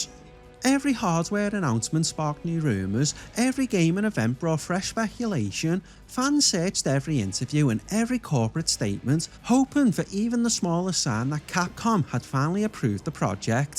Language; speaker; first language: English; native; English